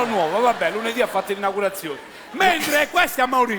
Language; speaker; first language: Italian; native; Italian